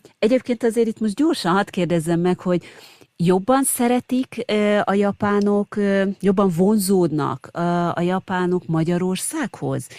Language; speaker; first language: Hungarian; native; Hungarian